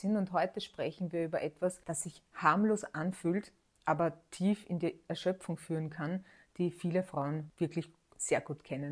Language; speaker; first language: German; native; German